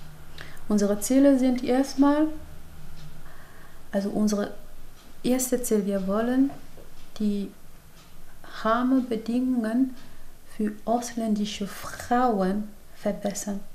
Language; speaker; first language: German; non-native, fluent; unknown